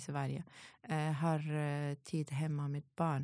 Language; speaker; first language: Swedish; non-native, learner; Arabic